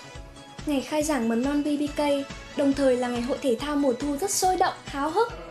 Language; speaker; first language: Vietnamese; native; Vietnamese